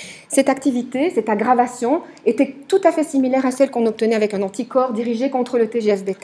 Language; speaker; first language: French; native; French